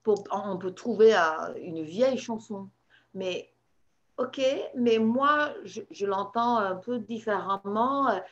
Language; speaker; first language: French; non-native, fluent; English